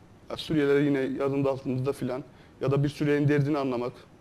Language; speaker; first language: Turkish; non-native, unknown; Arabic